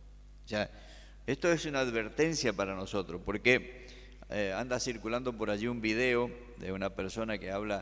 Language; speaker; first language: Spanish; native; Spanish